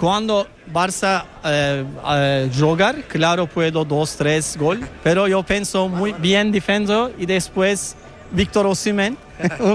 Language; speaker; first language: Spanish; non-native, learner; Turkish